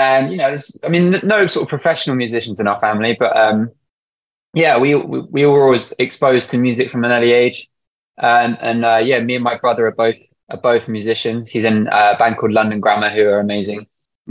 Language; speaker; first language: English; native; English